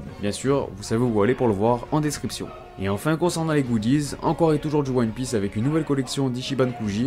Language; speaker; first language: French; native; French